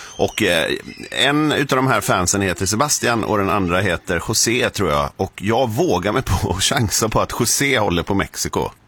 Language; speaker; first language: Swedish; native; Swedish